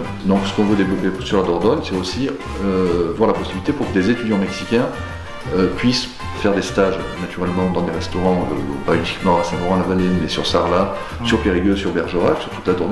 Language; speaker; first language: French; native; French